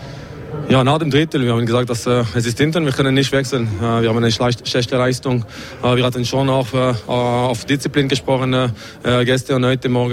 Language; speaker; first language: German; non-native, learner; French